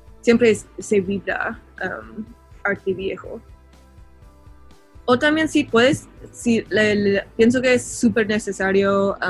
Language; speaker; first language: Spanish; non-native, learner; English